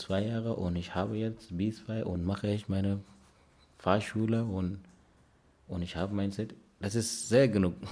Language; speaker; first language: German; non-native, learner; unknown